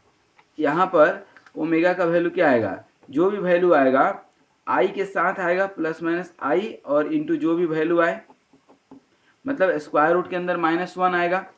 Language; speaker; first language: Hindi; native; Hindi